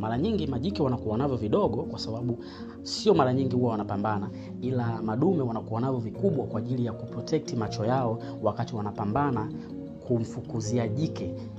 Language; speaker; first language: Swahili; native; Swahili